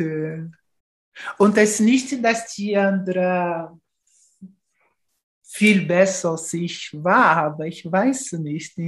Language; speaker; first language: German; non-native, fluent; Portuguese